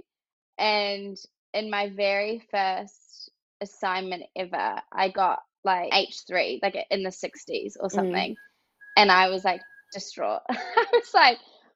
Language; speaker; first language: English; native; English